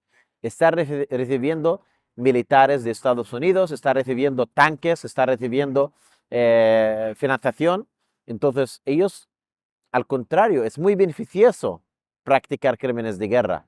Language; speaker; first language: Spanish; non-native, fluent; Arabic